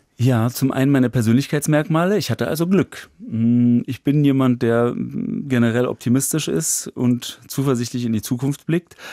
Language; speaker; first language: German; native; German